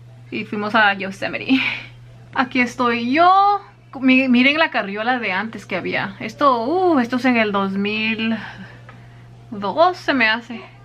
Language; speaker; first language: Spanish; early bilingual, heritage; Spanish